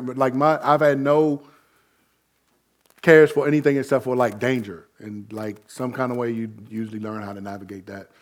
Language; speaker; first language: English; native; English